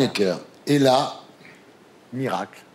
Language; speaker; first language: French; native; French